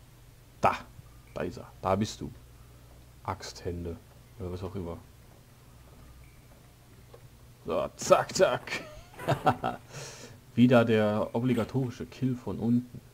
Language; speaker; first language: German; native; German